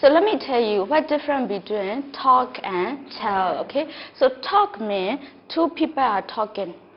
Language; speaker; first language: English; non-native, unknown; Burmese